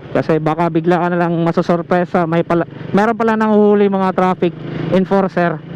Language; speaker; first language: Filipino; non-native, local second language; Cebuano